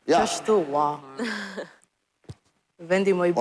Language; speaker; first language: Albanian; non-native, learner; English